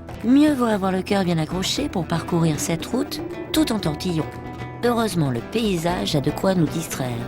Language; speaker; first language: French; native; French